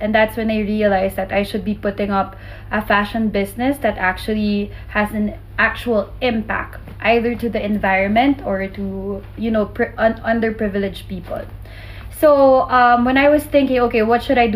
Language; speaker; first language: English; non-native, local second language; Filipino